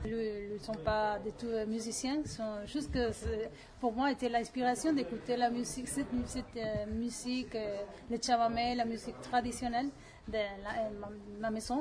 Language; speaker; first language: French; non-native, learner; Spanish